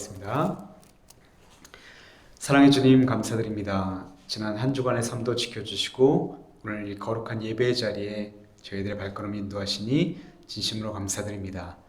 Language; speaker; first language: Korean; native; Korean